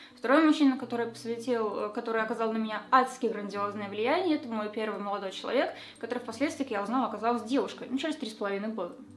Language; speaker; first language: Russian; native; Russian